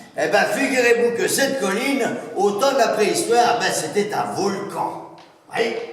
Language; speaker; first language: French; native; French